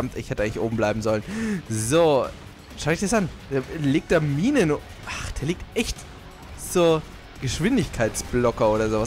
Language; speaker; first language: German; native; German